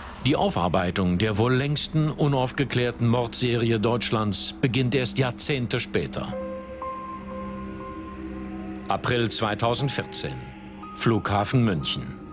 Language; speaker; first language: German; native; German